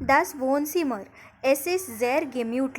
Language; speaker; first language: German; non-native, fluent; Marathi